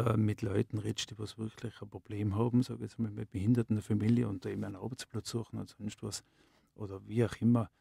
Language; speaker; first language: German; native; German